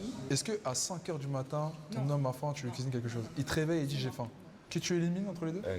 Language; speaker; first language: French; native; French